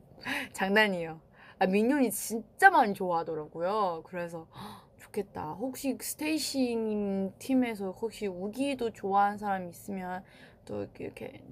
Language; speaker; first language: Korean; non-native, fluent; Chinese